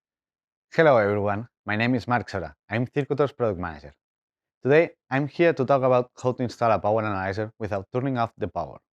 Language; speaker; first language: English; non-native, fluent; Spanish